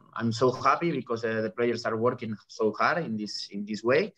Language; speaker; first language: English; non-native, learner; Spanish